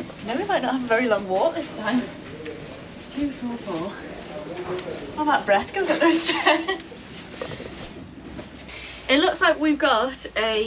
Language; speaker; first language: English; native; English